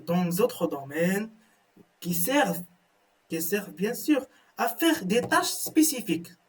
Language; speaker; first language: French; non-native, local second language; Arabic